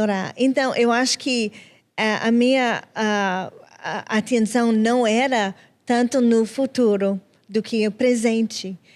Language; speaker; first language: Portuguese; non-native, fluent; English